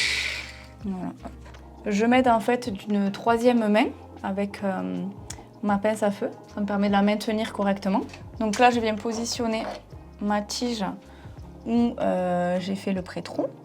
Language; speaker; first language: French; native; French